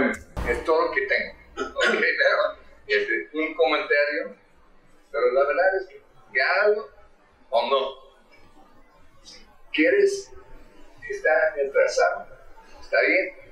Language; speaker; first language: Spanish; non-native, fluent; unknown